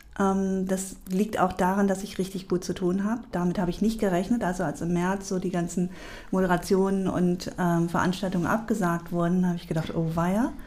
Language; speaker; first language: German; native; German